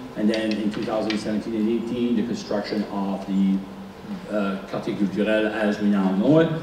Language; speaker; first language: English; non-native, local second language; French